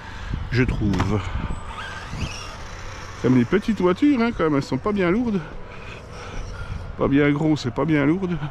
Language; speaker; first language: French; native; French